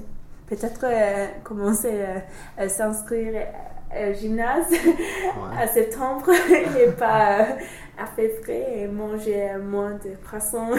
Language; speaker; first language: French; non-native, learner; English